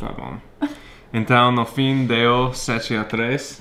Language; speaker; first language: Portuguese; non-native, fluent; English